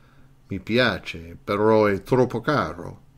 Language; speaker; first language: Italian; non-native, fluent; English